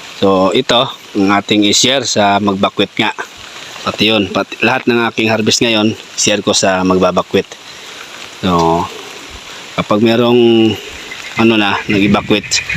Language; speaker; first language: Filipino; non-native, local second language; Bikol